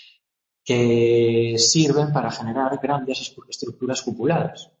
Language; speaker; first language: Spanish; native; Spanish